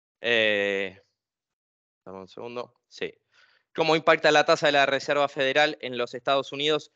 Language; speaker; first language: Spanish; native; Spanish